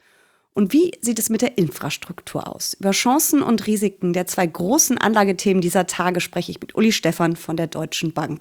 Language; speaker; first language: German; native; German